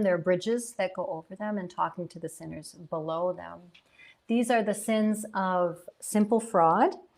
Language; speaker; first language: English; native; English